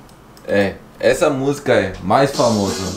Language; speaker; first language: Portuguese; non-native, fluent; Korean